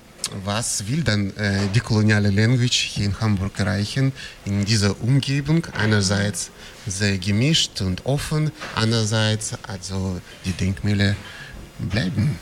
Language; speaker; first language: German; non-native, fluent; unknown